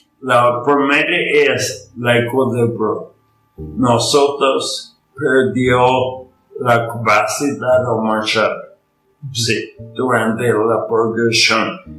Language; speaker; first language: Spanish; non-native, learner; English